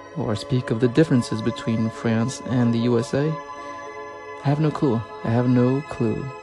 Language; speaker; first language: English; non-native, fluent; French